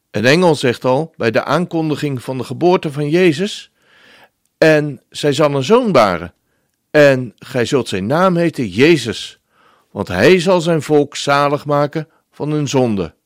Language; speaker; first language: Dutch; native; Dutch